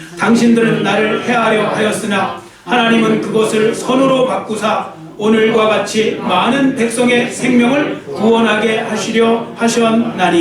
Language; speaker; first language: Korean; native; Korean